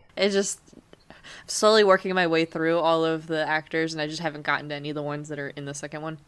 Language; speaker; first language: English; native; English